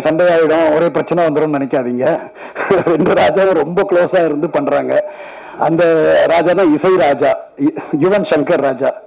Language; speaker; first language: Tamil; native; Tamil